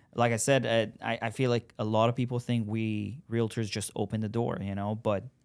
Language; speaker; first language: English; non-native, fluent; Persian